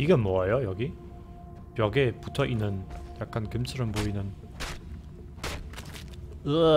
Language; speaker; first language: Korean; non-native, learner; German